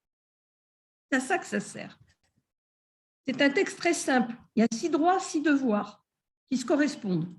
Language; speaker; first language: French; native; French